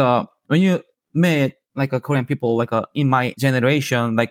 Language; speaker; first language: English; non-native, learner; Korean